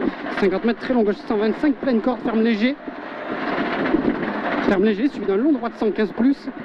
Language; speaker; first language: French; native; French